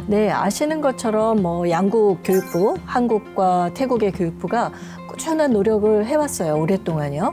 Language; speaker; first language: Korean; native; Korean